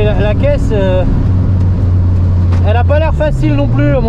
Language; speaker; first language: French; native; French